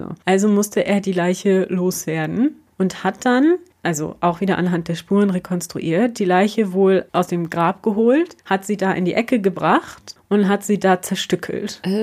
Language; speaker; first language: German; native; German